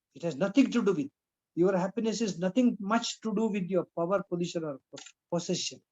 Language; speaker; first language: English; non-native, local second language; Kannada